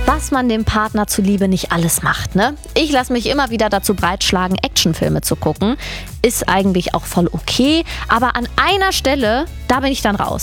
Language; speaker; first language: German; native; German